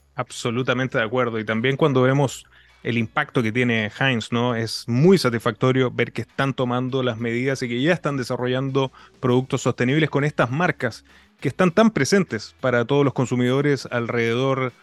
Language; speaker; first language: Spanish; native; Spanish